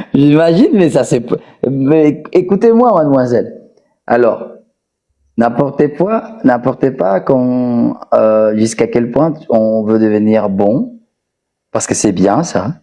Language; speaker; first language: French; non-native, fluent; Spanish